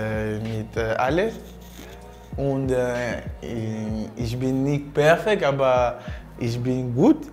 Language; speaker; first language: German; non-native, learner; French